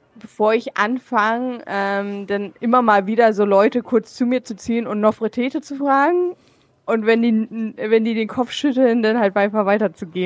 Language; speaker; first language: German; native; German